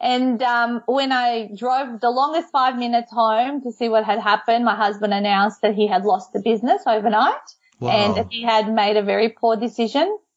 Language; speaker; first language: English; non-native, fluent; Macedonian